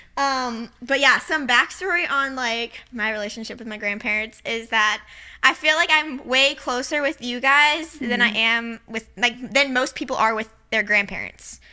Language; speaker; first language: English; native; English